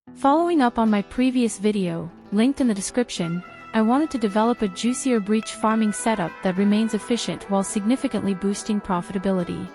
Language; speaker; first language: English; native; English